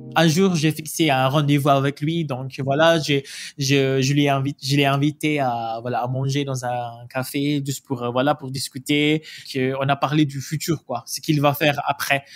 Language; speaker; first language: French; non-native, fluent; Malay